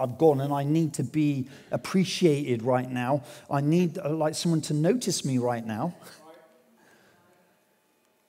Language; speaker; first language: English; native; English